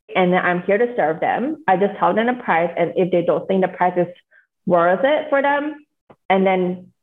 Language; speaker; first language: English; native; English